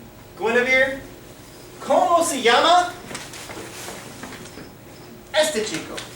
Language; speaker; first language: Spanish; non-native, fluent; English